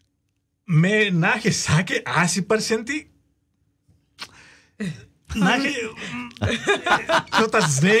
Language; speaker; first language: Georgian; non-native, learner; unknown